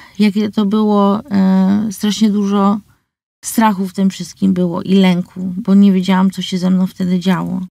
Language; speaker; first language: Polish; early bilingual, heritage; English